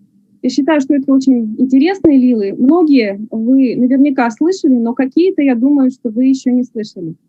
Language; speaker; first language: Russian; native; Russian